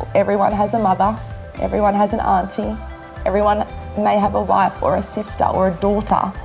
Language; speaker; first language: English; native; English